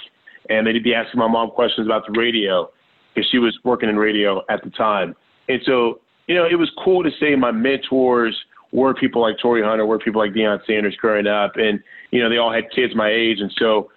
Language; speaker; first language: English; native; English